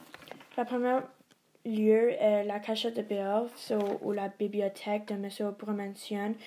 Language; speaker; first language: French; non-native, learner; English